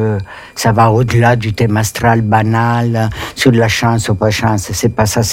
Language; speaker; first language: French; native; French